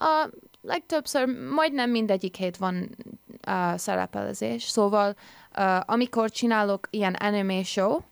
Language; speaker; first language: Hungarian; early bilingual, heritage; English